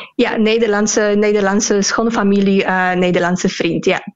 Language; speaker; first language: Dutch; non-native, fluent; Polish